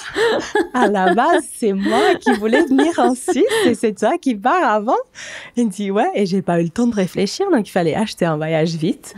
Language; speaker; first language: French; non-native, fluent; Portuguese